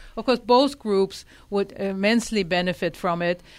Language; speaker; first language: English; non-native, fluent; German